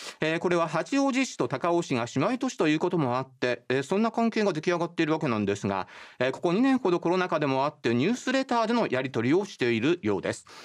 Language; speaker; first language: Japanese; native; Japanese